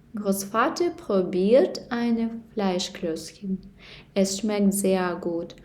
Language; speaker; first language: German; non-native, learner; Ukrainian